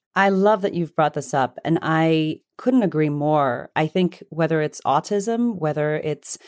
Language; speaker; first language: English; early bilingual, other home language; Hindi